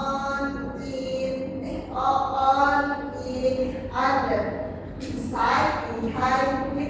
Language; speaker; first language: English; non-native, learner; Indonesian